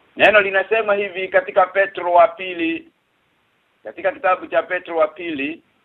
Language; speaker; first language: Swahili; native; Swahili